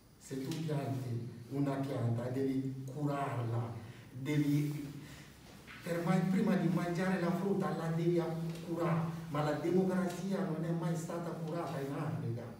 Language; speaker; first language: Italian; non-native, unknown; Bambara